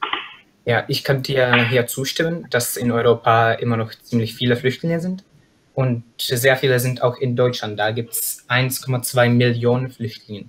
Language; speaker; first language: German; non-native, fluent; Czech